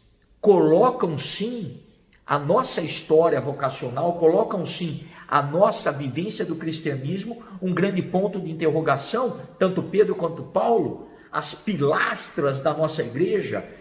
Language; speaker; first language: Portuguese; native; Portuguese